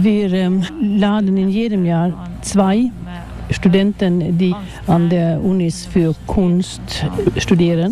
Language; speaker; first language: German; non-native, fluent; Swedish